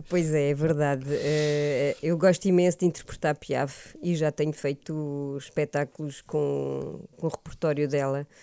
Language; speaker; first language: Portuguese; early bilingual, heritage; Portuguese